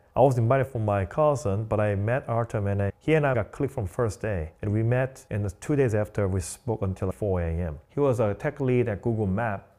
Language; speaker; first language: English; non-native, fluent; Korean